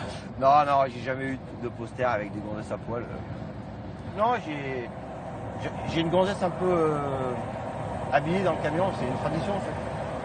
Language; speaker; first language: French; native; French